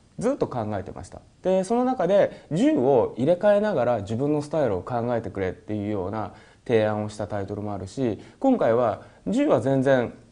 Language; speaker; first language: Japanese; native; Japanese